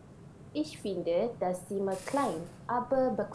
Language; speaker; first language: German; non-native, learner; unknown